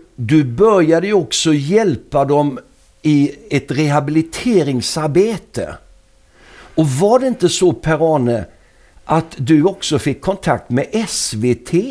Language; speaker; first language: Swedish; native; Swedish